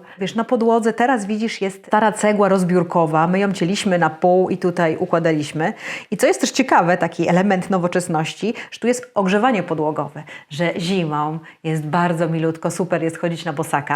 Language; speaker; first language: Polish; native; Polish